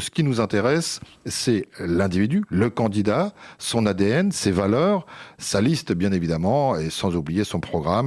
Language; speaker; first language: French; native; French